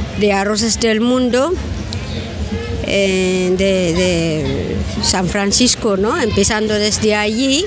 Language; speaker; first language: Spanish; non-native, learner; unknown